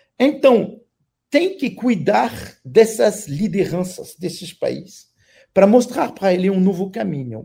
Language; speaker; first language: Portuguese; non-native, fluent; French